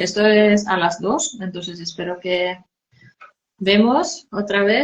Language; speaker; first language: Spanish; non-native, fluent; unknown